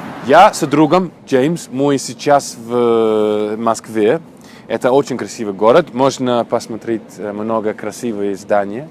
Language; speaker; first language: Russian; non-native, learner; English